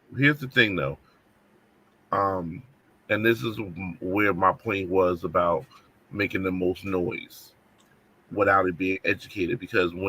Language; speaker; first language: English; native; English